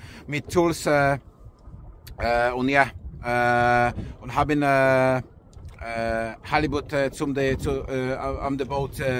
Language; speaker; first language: German; non-native, learner; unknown